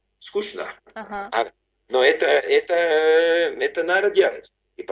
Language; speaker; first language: Russian; non-native, learner; English